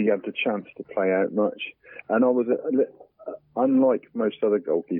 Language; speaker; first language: English; native; English